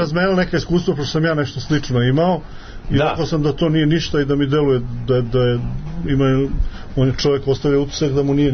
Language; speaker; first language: Serbian; native; Serbian